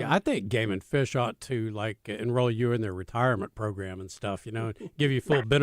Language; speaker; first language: English; native; English